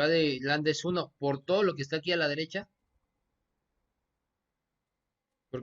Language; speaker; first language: Spanish; native; Spanish